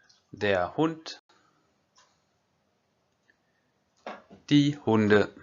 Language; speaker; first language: German; non-native, fluent; French